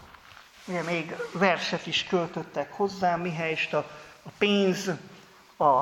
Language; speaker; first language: Hungarian; native; Hungarian